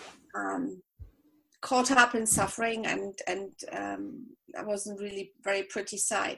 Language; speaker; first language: English; non-native, fluent; German